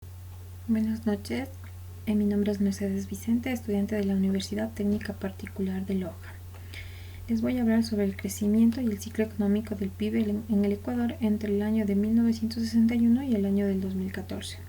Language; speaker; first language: Spanish; native; Spanish